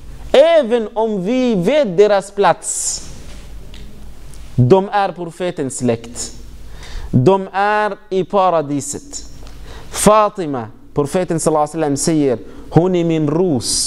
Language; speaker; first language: Swedish; non-native, fluent; Arabic